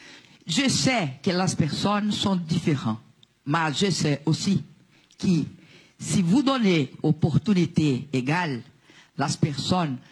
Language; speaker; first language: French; non-native, learner; Portuguese